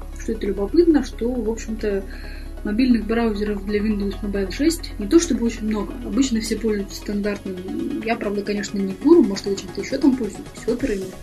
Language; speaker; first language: Russian; native; Russian